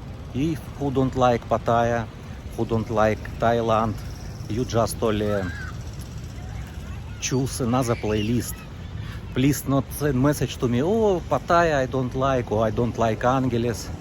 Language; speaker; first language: English; non-native, learner; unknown